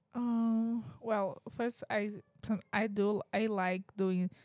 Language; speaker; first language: English; non-native, fluent; Portuguese